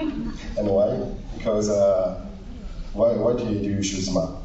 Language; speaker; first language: English; non-native, learner; French